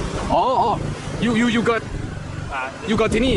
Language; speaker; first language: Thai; non-native, learner; English